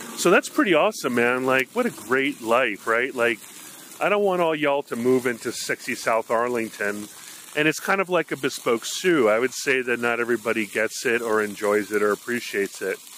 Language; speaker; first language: English; native; English